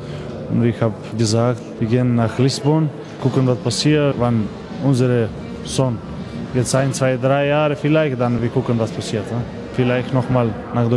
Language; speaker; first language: German; non-native, learner; Macedonian